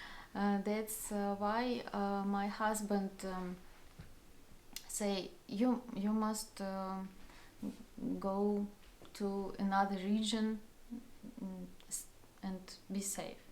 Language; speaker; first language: English; non-native, learner; Russian